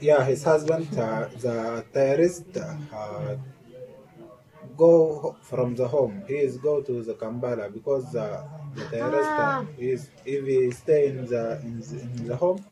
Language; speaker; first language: English; non-native, learner; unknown